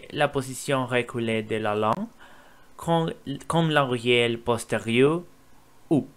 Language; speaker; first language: French; non-native, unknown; Spanish